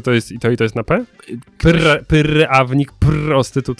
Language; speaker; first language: Polish; native; Polish